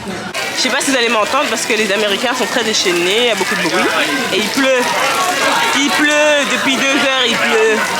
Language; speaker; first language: French; native; French